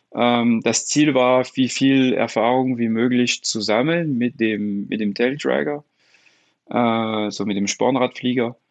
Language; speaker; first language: German; non-native, fluent; French